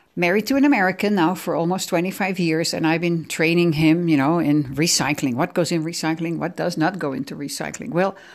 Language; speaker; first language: English; non-native, fluent; Dutch